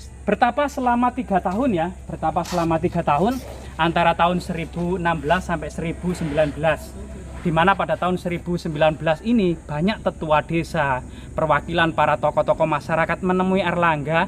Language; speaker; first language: Indonesian; native; Indonesian